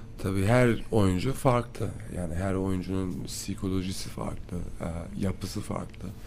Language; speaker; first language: Turkish; early bilingual, other home language; German